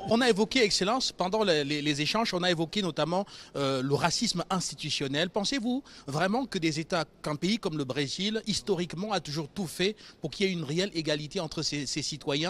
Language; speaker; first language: French; native; French